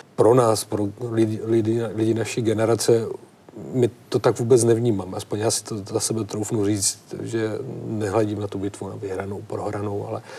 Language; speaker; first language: Czech; native; Czech